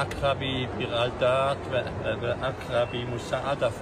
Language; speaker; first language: Arabic; non-native, learner; French